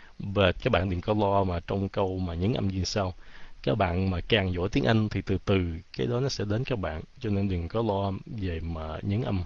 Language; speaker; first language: Vietnamese; early bilingual, heritage; Vietnamese